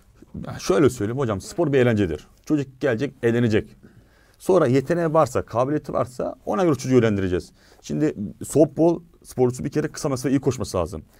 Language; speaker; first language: Turkish; native; Turkish